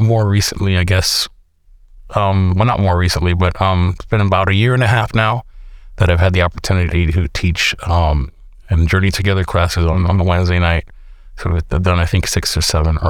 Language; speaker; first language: English; native; English